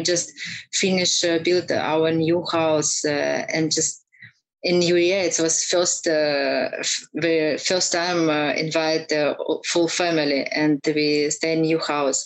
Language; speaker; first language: English; non-native, learner; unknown